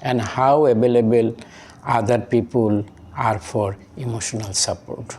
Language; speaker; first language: English; non-native, local second language; Bangla